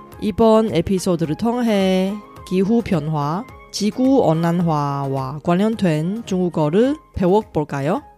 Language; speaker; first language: Korean; non-native, fluent; Chinese